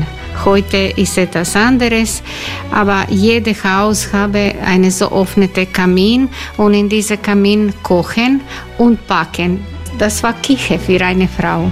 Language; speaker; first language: German; non-native, learner; Croatian